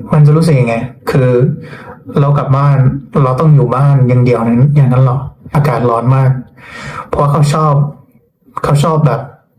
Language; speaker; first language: Thai; non-native, fluent; English